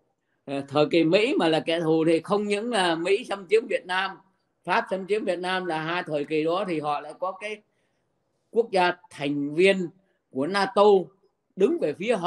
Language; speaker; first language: Vietnamese; native; Vietnamese